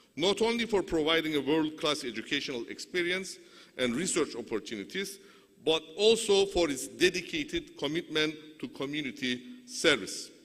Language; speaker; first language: English; non-native, fluent; Turkish